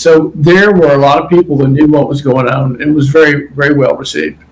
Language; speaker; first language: English; native; English